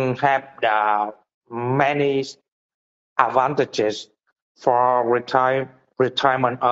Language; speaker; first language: English; non-native, learner; Vietnamese